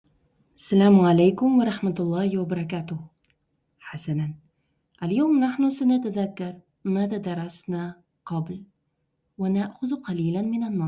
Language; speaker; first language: Arabic; non-native, fluent; Russian